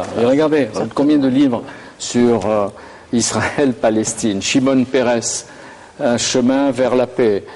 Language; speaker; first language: French; native; French